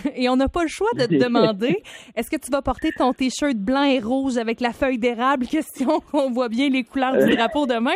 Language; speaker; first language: French; native; French